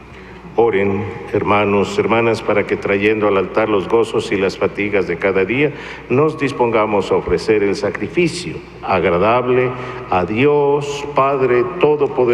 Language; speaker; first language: Spanish; native; Spanish